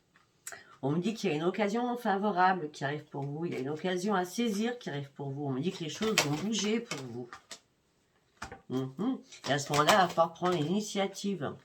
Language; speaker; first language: French; native; French